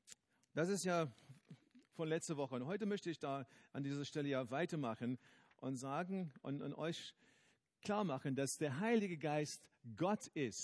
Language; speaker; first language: German; non-native, fluent; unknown